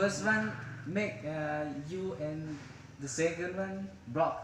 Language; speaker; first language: English; non-native, learner; Hmong